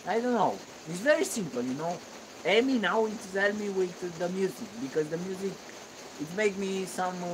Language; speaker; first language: English; non-native, learner; Romanian